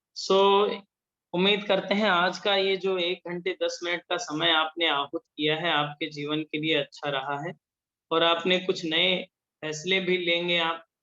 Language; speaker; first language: Hindi; native; Hindi